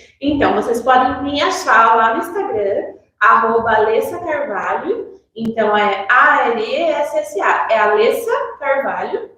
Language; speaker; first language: Portuguese; native; Portuguese